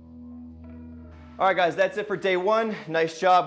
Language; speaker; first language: English; native; English